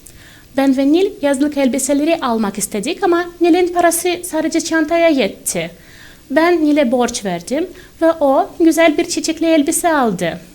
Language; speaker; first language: Turkish; non-native, fluent; Russian